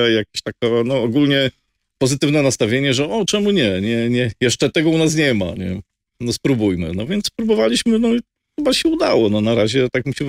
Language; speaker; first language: Polish; native; Polish